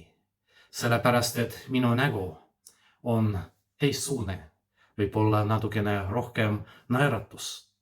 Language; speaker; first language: Estonian; non-native, fluent; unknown